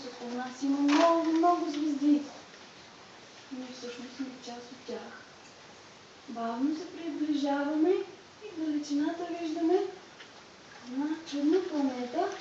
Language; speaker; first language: Bulgarian; native; Bulgarian